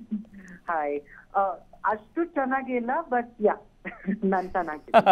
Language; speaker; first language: Kannada; non-native, learner; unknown